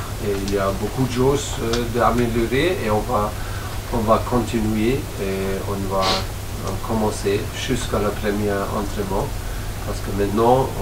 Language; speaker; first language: French; non-native, fluent; German